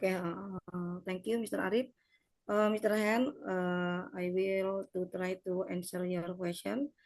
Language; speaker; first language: English; non-native, learner; Indonesian